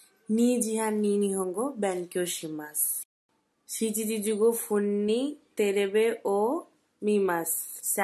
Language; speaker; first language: Japanese; non-native, learner; Bangla